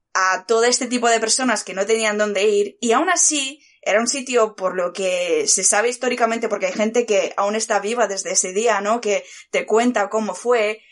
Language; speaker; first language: Spanish; early bilingual, other home language; Bulgarian